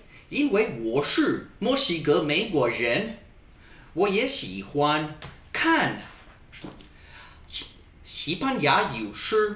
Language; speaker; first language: Chinese; non-native, learner; English